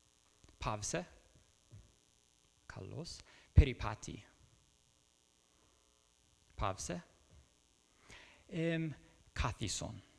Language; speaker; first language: Greek; non-native, fluent; English